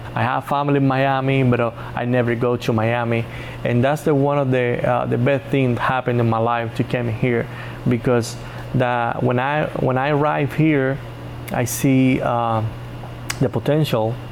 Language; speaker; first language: English; non-native, learner; Spanish